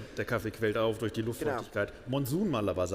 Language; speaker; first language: German; native; German